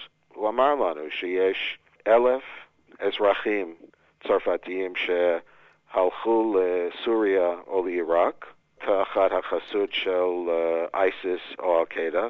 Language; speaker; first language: Hebrew; non-native, fluent; English